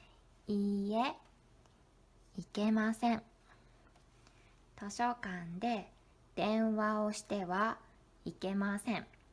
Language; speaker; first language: Japanese; non-native, learner; Indonesian